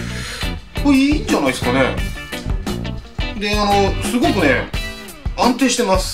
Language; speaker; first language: Japanese; native; Japanese